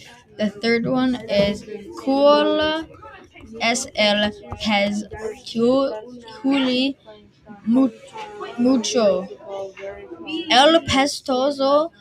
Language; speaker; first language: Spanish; non-native, learner; English